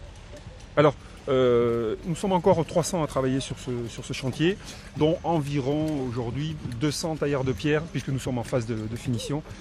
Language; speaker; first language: French; native; French